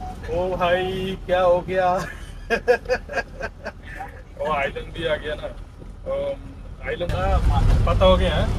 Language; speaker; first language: Hindi; non-native, learner; Bangla